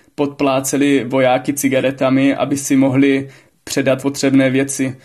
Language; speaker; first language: Czech; native; Czech